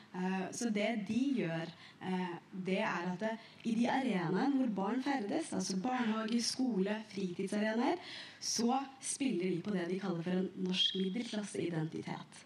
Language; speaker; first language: Norwegian; early bilingual, other home language; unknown